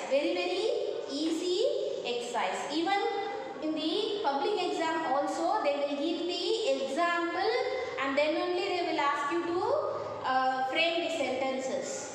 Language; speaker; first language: English; non-native, local second language; Tamil